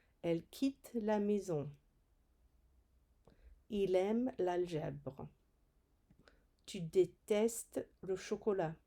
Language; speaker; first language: French; non-native, fluent; English